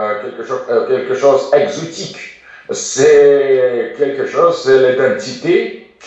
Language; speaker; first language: French; non-native, fluent; Russian